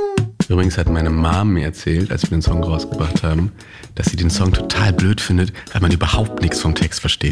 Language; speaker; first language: German; native; German